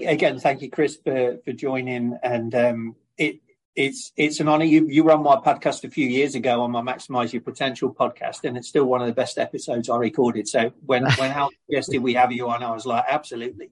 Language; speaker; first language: English; native; English